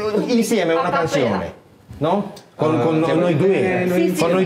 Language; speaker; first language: Italian; non-native, learner; Romanian